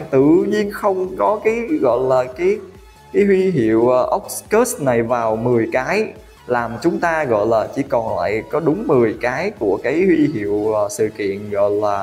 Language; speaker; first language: Vietnamese; native; Vietnamese